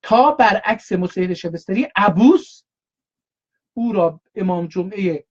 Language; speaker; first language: Persian; non-native, local second language; Azerbaijani